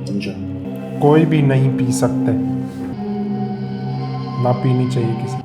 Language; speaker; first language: Hindi; native; Hindi